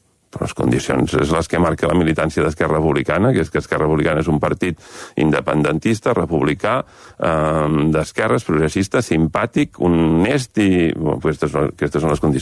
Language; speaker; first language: Catalan; native; Catalan